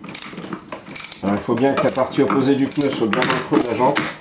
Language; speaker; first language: French; native; French